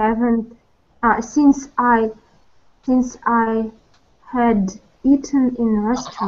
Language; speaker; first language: English; non-native, learner; Russian